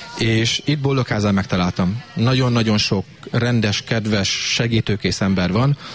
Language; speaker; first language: Hungarian; native; Hungarian